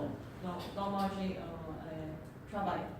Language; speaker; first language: French; non-native, learner; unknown